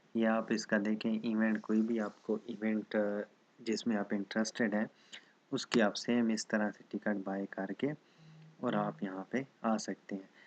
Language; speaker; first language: Urdu; non-native, local second language; Saraiki